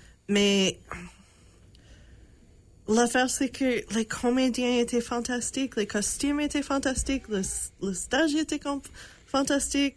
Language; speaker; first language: French; non-native, local second language; English